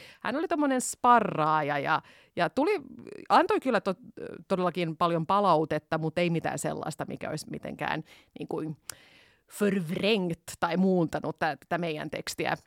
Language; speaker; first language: Finnish; non-native, local second language; Swedish